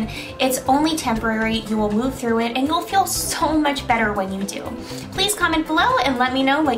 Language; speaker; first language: English; native; English